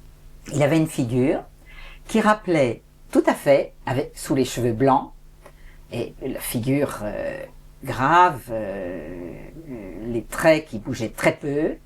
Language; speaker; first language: French; native; French